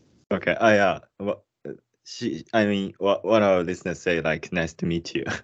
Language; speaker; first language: English; non-native, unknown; Japanese